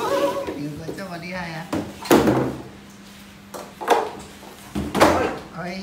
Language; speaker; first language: Chinese; non-native, local second language; Cantonese